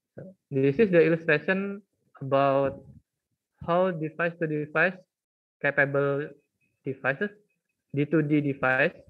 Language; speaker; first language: English; non-native, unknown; Indonesian